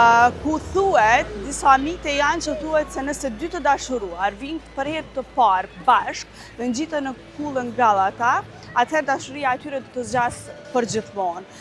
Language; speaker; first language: Albanian; native; Albanian